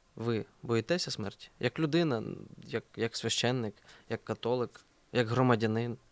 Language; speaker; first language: Ukrainian; native; Ukrainian